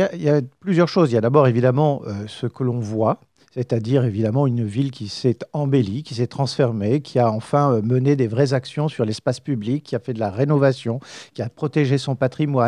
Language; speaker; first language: French; native; French